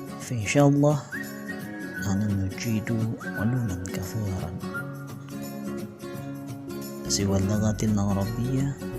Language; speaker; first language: Arabic; non-native, learner; Indonesian